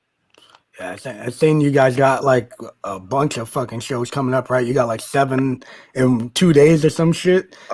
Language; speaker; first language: English; native; English